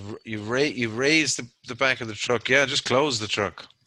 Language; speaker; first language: English; native; English